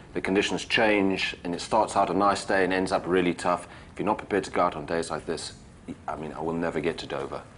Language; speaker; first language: English; native; English